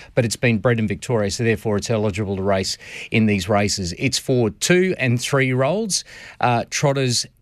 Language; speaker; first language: English; native; English